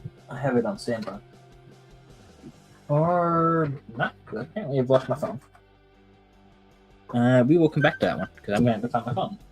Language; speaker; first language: English; native; English